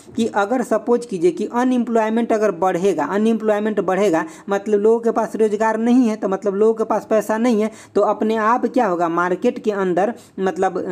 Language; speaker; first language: Hindi; native; Hindi